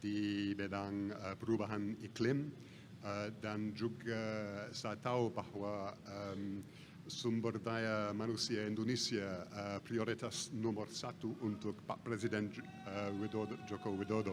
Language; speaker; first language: Indonesian; non-native, fluent; English